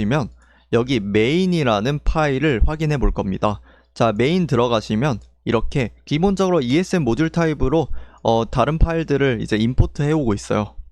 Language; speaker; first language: Korean; native; Korean